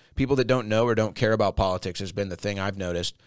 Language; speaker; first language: English; native; English